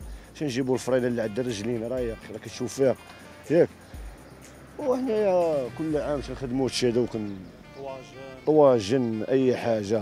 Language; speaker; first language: Arabic; native; Arabic